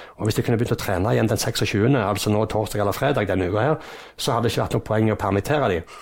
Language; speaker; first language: Norwegian; native; Norwegian